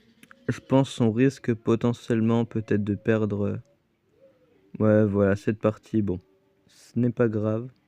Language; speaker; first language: French; native; French